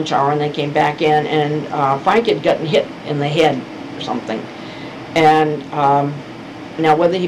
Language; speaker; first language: English; native; English